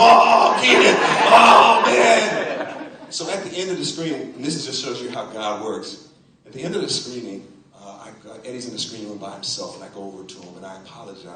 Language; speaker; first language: English; native; English